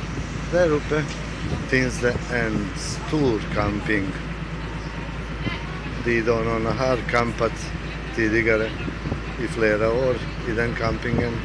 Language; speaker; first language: Swedish; non-native, fluent; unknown